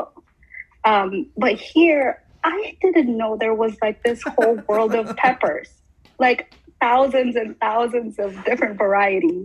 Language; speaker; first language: English; non-native, local second language; Filipino